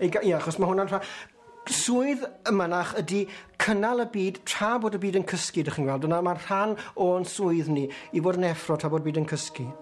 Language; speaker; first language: Welsh; native; Welsh